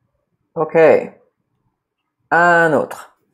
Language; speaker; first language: French; non-native, learner; English